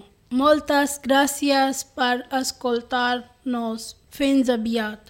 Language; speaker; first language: Catalan; non-native, learner; Spanish